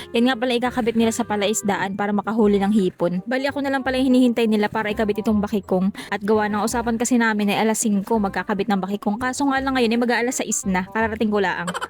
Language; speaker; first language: Filipino; native; Filipino